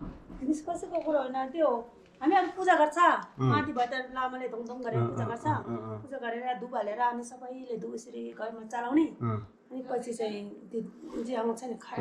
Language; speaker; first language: Nepali; non-native, local second language; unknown